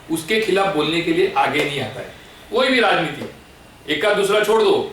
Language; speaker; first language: Hindi; non-native, local second language; Marathi